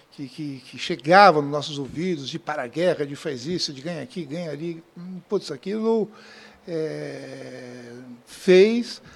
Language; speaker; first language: Portuguese; early bilingual, other home language; Spanish